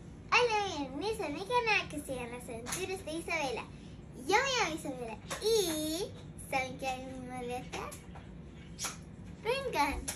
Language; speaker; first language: Spanish; early bilingual, heritage; Spanish